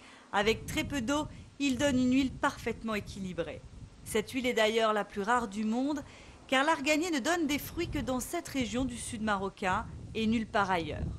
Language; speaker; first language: French; native; French